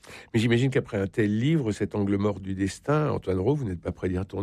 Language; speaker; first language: French; native; French